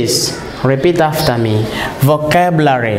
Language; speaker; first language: English; non-native, learner; Portuguese